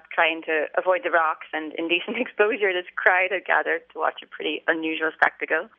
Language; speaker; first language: English; native; English